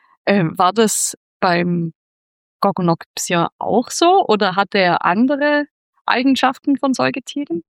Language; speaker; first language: German; native; German